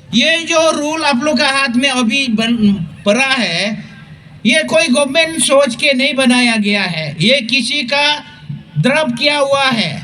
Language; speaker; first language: Hindi; non-native, local second language; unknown